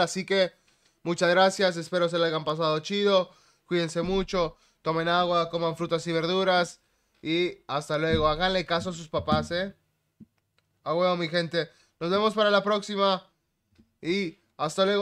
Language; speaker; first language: Spanish; early bilingual, heritage; Spanish